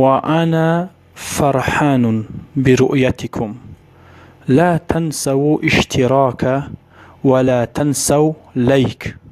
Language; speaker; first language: Arabic; non-native, learner; Tajik